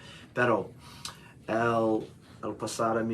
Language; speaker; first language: Spanish; non-native, learner; English